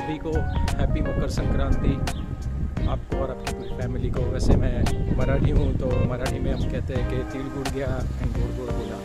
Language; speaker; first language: Hindi; non-native, local second language; Marathi